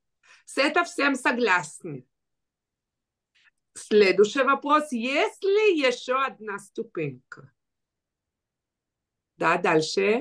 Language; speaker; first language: Russian; early bilingual, heritage; Russian